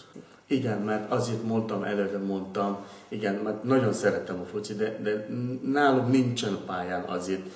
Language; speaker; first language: Hungarian; non-native, learner; Vietnamese